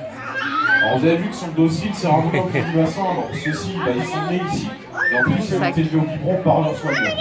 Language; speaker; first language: French; native; French